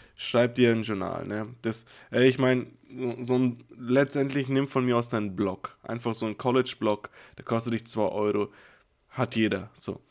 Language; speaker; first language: German; native; German